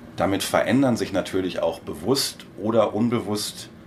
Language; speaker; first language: German; native; German